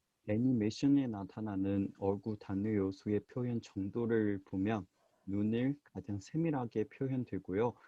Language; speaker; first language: Korean; non-native, fluent; Chinese